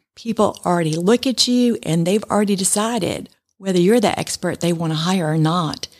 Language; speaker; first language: English; native; English